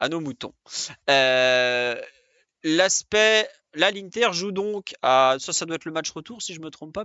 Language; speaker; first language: French; native; French